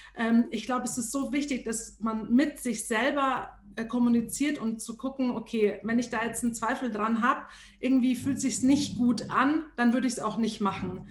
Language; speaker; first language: German; early bilingual, other home language; Arabic